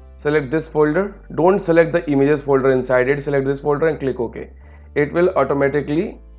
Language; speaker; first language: English; non-native, local second language; Hindi